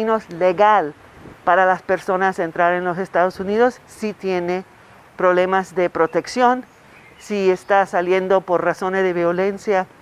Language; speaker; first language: Spanish; non-native, fluent; English